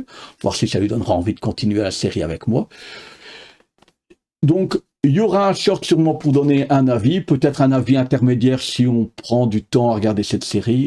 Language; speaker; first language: French; native; French